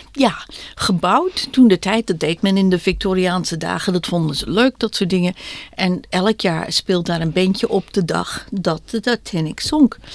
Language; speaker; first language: Dutch; native; Dutch